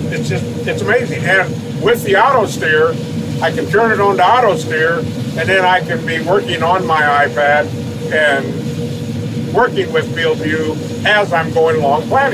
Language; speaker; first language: English; native; English